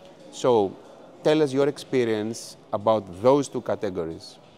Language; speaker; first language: English; non-native, fluent; Greek